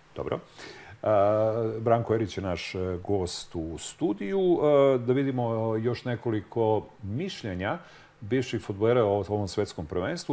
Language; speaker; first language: Serbian; native; Serbian